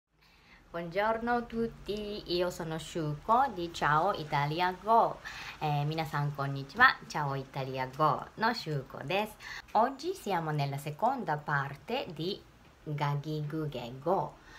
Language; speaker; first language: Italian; non-native, fluent; Japanese